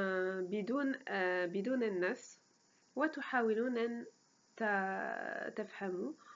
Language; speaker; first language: Arabic; non-native, fluent; French